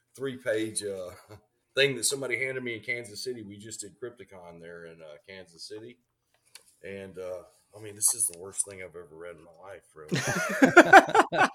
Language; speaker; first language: English; native; English